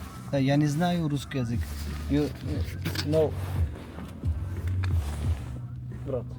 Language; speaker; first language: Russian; non-native, learner; Uzbek